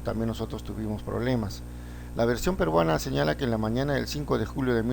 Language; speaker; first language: Spanish; native; Spanish